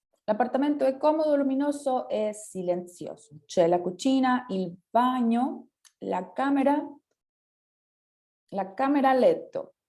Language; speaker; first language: Italian; non-native, fluent; Spanish